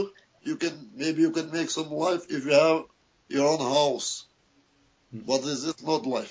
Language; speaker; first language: English; non-native, learner; Albanian